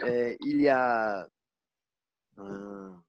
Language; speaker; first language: French; non-native, learner; Portuguese